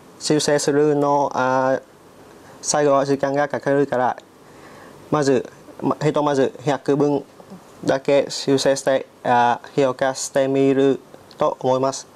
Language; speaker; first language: Japanese; non-native, learner; Vietnamese